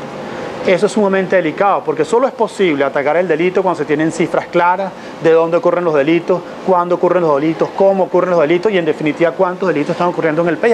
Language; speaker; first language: Spanish; native; Spanish